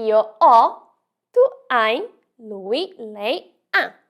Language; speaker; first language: Italian; non-native, fluent; Portuguese